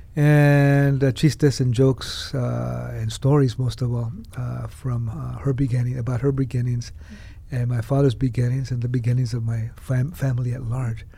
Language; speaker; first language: English; early bilingual, other home language; Spanish